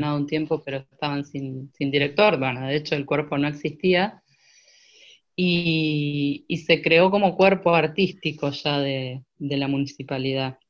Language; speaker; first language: Spanish; native; Spanish